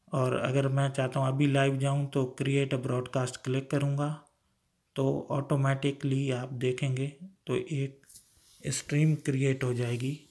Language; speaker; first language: Urdu; non-native, local second language; Sindhi